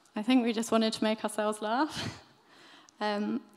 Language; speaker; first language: English; native; English